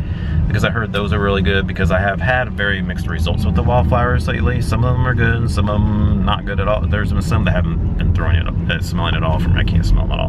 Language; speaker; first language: English; native; English